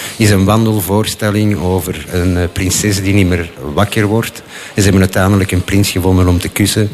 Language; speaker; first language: Dutch; native; Dutch